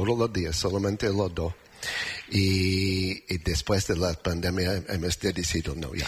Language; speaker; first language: Spanish; non-native, fluent; English